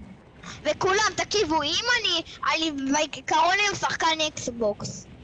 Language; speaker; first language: Hebrew; native; Hebrew